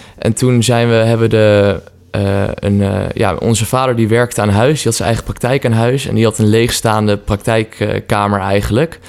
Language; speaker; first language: Dutch; native; Dutch